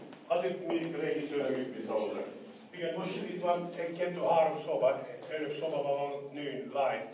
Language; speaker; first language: Hungarian; non-native, learner; Turkish